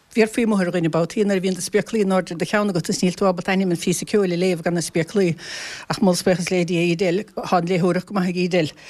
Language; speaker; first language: Irish; native; Irish